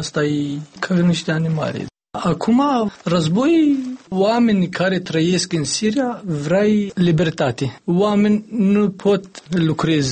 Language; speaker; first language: Romanian; non-native, learner; Arabic